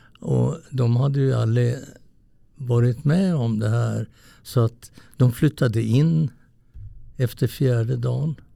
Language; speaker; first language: Swedish; early bilingual, other home language; Italian